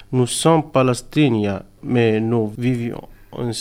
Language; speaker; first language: French; non-native, learner; Arabic